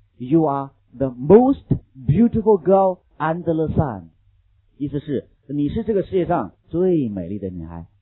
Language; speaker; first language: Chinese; native; Chinese